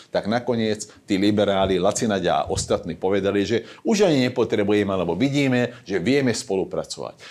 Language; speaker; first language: Slovak; non-native, local second language; Hungarian